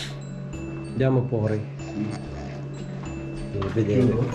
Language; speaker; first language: Italian; non-native, learner; Filipino